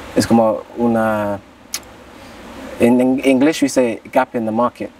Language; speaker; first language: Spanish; non-native, learner; English